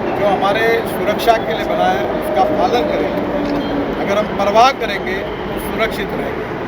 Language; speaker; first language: Hindi; non-native, local second language; Marathi